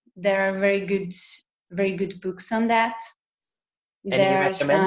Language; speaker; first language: English; non-native, fluent; Hungarian